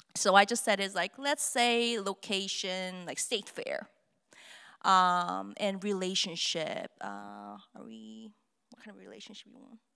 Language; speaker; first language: English; non-native, fluent; Korean